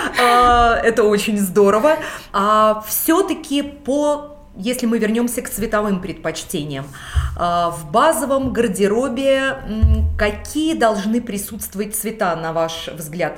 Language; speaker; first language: Russian; native; Russian